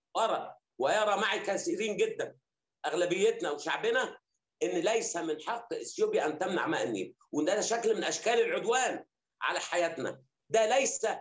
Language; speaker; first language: Arabic; native; Arabic